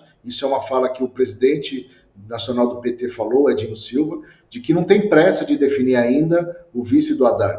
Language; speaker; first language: Portuguese; native; Portuguese